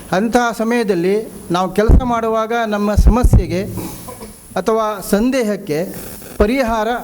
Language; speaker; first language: Kannada; non-native, local second language; Konkani